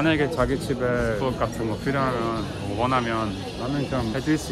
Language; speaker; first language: Korean; non-native, fluent; English